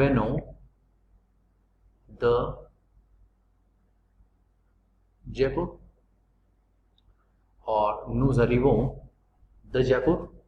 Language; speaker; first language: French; non-native, fluent; Hindi